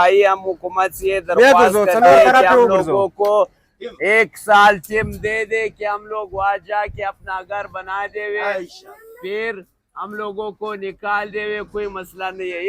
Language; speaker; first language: Hindi; non-native, local second language; Pashto